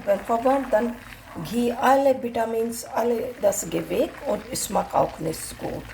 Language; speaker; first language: German; non-native, learner; Hindi